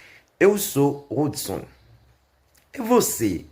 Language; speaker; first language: Portuguese; non-native, learner; Haitian Creole